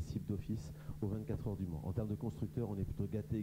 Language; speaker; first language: French; native; French